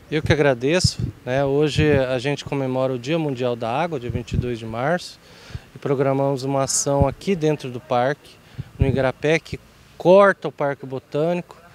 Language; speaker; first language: Portuguese; native; Portuguese